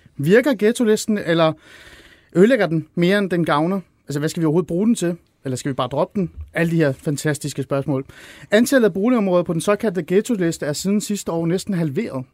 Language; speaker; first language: Danish; early bilingual, other home language; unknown